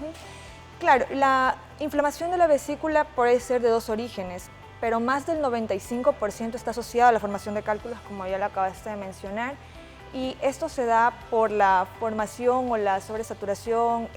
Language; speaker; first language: Spanish; native; Spanish